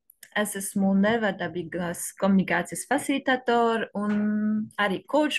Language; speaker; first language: Latvian; non-native, learner; French